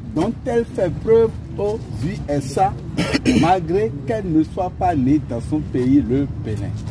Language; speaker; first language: French; non-native, local second language; Fon